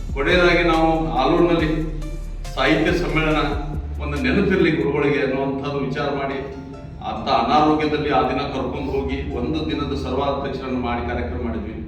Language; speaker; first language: Kannada; native; Kannada